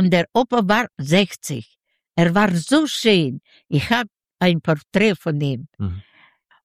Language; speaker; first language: German; non-native, learner; Yiddish